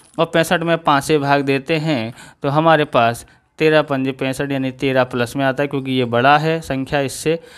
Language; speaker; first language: Hindi; non-native, local second language; Gujarati